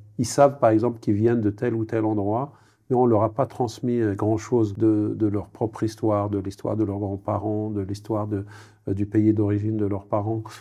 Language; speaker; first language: French; non-native, local second language; Kabyle